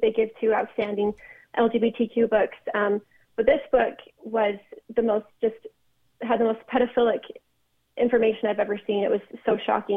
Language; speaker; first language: English; native; English